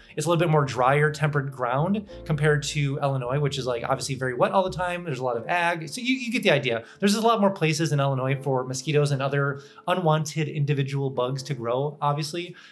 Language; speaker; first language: English; native; English